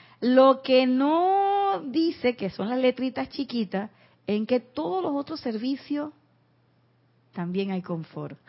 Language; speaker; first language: Spanish; native; Spanish